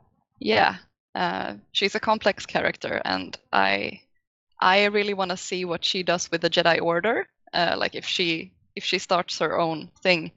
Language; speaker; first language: English; non-native, fluent; Swedish